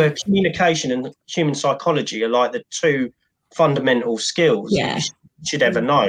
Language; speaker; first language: English; native; English